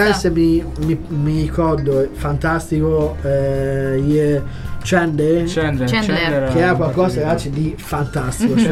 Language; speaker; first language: Italian; native; Italian